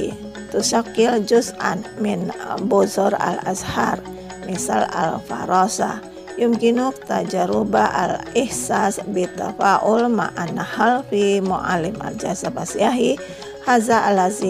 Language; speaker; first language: Arabic; non-native, fluent; Indonesian